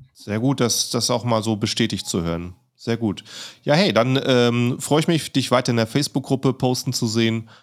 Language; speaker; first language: German; native; German